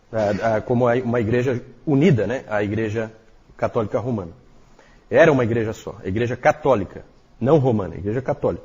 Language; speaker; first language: Portuguese; native; Portuguese